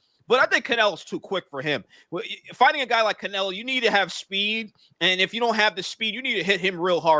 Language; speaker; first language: English; native; English